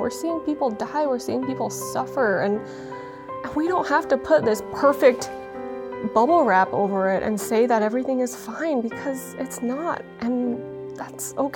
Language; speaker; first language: English; early bilingual, other home language; Vietnamese